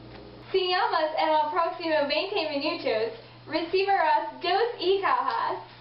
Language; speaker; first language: Spanish; non-native, learner; English